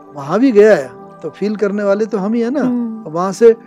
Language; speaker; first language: Hindi; native; Hindi